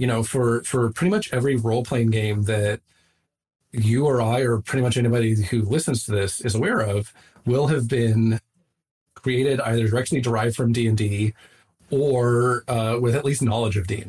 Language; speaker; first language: English; native; English